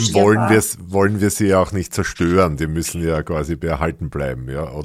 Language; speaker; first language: German; native; German